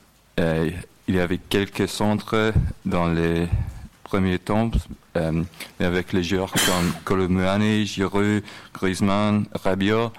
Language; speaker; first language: French; non-native, fluent; English